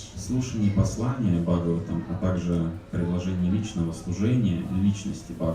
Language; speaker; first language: Russian; native; Russian